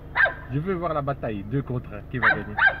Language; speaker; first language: French; non-native, local second language; Arabic